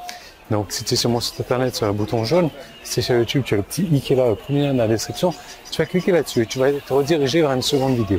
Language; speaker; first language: French; native; French